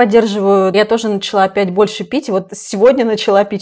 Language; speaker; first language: Russian; native; Russian